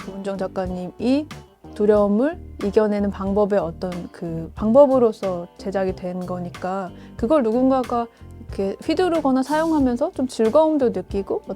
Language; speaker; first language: Korean; native; Korean